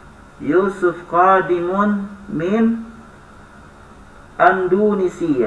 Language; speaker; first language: Arabic; non-native, fluent; Indonesian